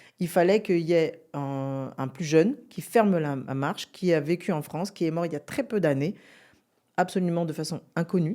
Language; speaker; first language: French; native; French